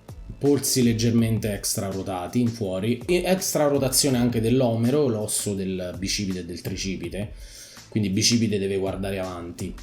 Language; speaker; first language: Italian; native; Italian